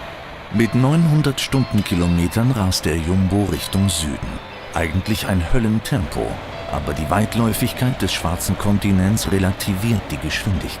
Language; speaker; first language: German; native; German